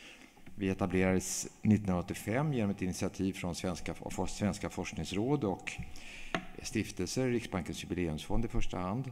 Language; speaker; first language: Swedish; native; Swedish